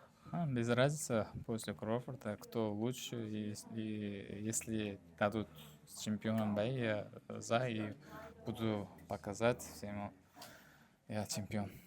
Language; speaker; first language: Russian; non-native, learner; Uzbek